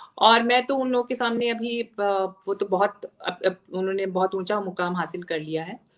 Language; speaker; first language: Hindi; native; Hindi